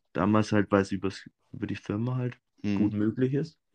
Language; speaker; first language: German; native; German